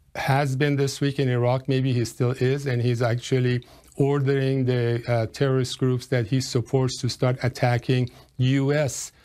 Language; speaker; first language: English; non-native, fluent; Persian